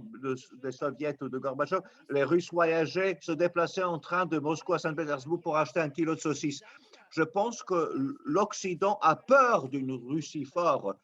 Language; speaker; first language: French; non-native, local second language; Serbian